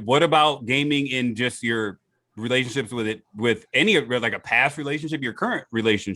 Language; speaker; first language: English; native; English